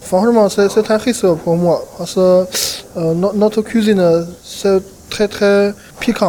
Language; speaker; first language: French; non-native, fluent; Chinese